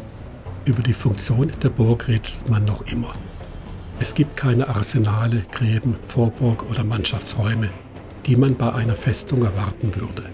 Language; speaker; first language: German; native; German